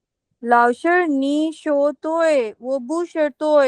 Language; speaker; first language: Chinese; non-native, learner; Hindi